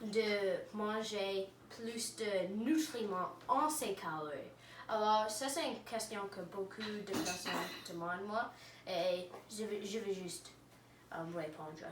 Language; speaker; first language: French; non-native, learner; English